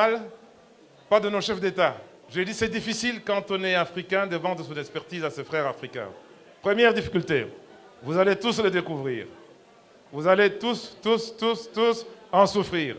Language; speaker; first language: French; non-native, local second language; Lingala